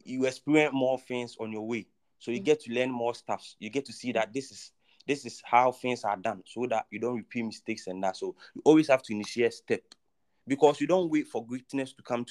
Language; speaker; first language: English; non-native, local second language; Akan